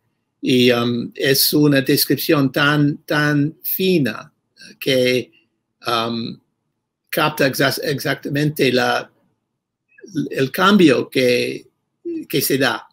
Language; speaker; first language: Spanish; non-native, fluent; English